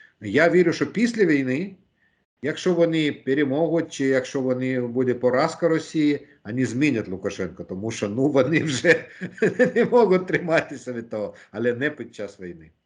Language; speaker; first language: Ukrainian; non-native, local second language; Russian